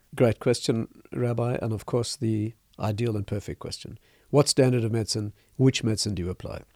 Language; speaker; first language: English; native; English